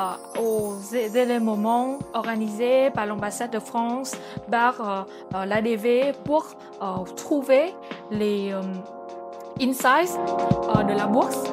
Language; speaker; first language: French; non-native, fluent; Vietnamese